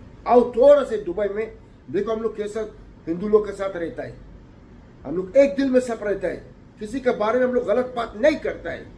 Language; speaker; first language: Hindi; non-native, learner; Arabic